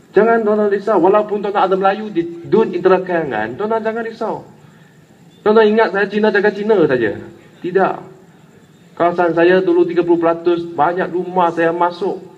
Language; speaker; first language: Malay; non-native, local second language; Chinese